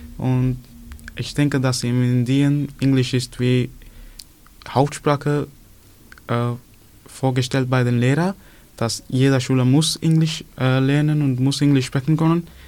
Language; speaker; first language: German; non-native, learner; Punjabi